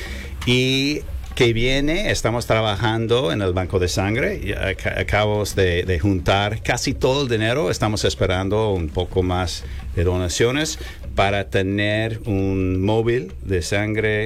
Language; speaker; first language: Spanish; non-native, fluent; English